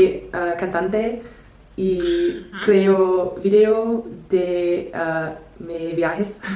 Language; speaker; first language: Spanish; non-native, learner; English